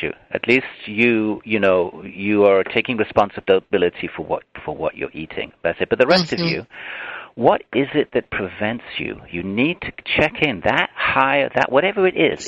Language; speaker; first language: English; native; English